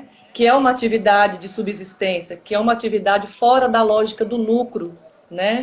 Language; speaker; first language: Portuguese; native; Portuguese